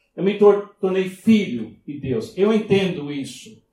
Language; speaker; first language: Portuguese; non-native, fluent; English